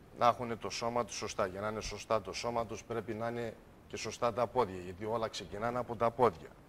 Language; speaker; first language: Greek; early bilingual, heritage; Greek